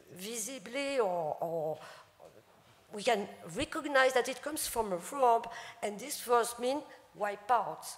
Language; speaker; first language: English; non-native, fluent; French